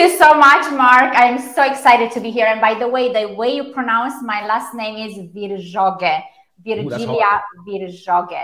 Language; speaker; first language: English; non-native, fluent; Romanian